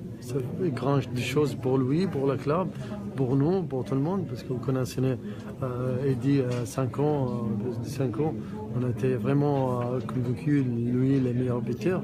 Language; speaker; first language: French; non-native, learner; Arabic